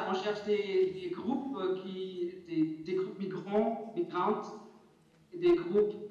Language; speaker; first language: French; non-native, fluent; German